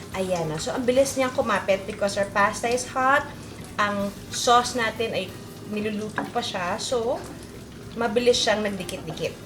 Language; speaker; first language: Filipino; native; Filipino